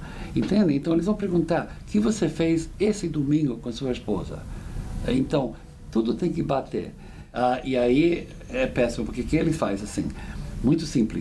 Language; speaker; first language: Portuguese; non-native, fluent; English